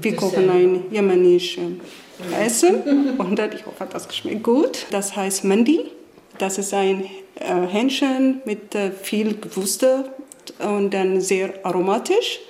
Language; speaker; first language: German; non-native, learner; Arabic